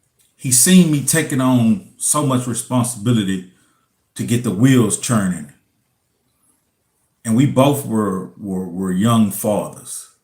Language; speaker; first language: English; native; English